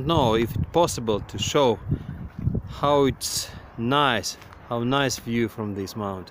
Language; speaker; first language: English; non-native, learner; Ukrainian